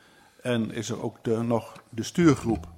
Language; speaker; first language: Dutch; native; Dutch